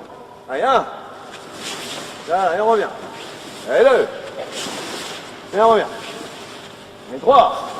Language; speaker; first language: French; native; French